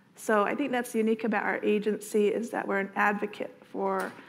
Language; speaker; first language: English; native; English